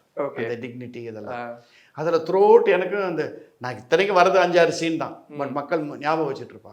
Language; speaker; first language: Tamil; native; Tamil